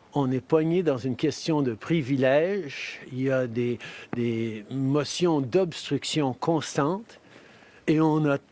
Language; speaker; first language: French; native; French